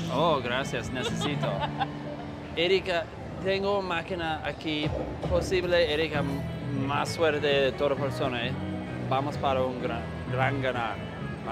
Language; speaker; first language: Spanish; non-native, learner; English